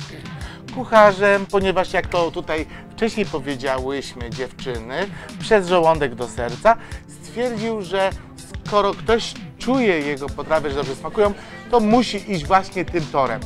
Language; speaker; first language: Polish; native; Polish